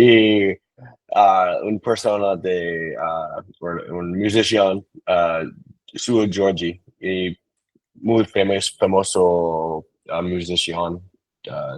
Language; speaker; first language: Spanish; non-native, learner; English